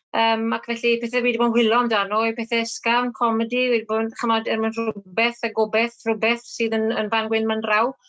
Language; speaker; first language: Welsh; native; Welsh